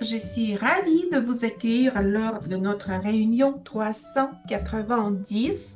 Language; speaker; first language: French; non-native, learner; Russian